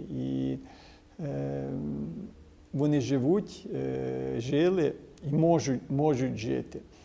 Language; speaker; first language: Ukrainian; early bilingual, heritage; Ukrainian